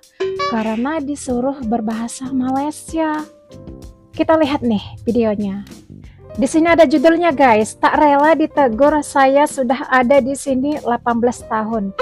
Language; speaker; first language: Indonesian; native; Indonesian